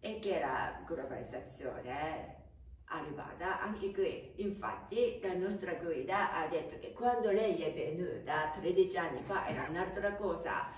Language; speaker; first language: Italian; non-native, fluent; Japanese